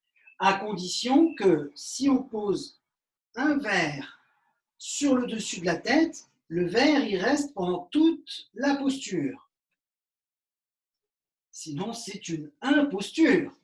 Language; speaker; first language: French; native; French